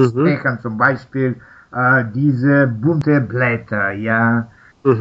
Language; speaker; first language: German; non-native, learner; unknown